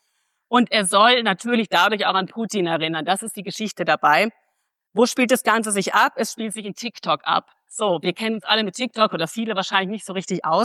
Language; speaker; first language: German; native; German